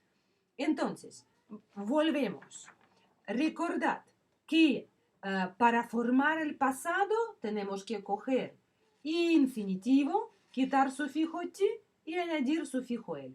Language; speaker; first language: Spanish; non-native, fluent; Russian